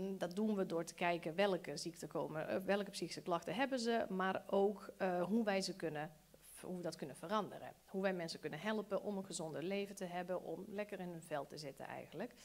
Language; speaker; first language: Dutch; early bilingual, other home language; Bosnian